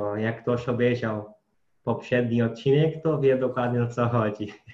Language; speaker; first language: Polish; non-native, fluent; Portuguese